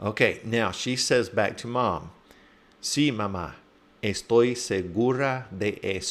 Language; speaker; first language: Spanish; non-native, fluent; English